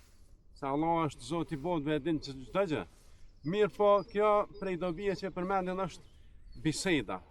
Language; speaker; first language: Albanian; native; Albanian